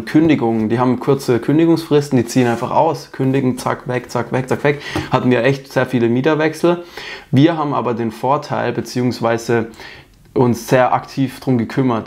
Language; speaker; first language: German; native; German